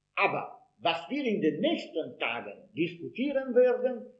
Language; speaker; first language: German; non-native, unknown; Italian